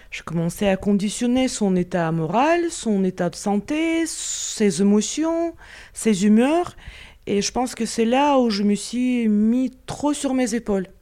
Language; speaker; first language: French; non-native, fluent; Russian